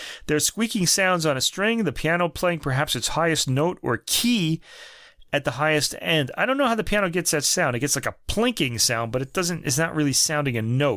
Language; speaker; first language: English; native; English